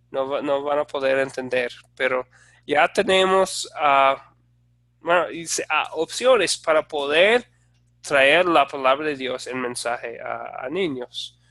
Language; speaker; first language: Spanish; non-native, fluent; English